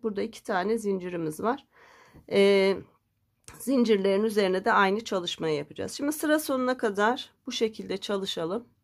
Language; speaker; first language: Turkish; native; Turkish